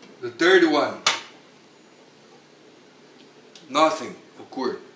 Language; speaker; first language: English; non-native, learner; Portuguese